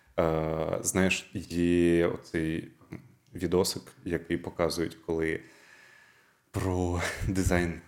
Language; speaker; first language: Ukrainian; non-native, local second language; Russian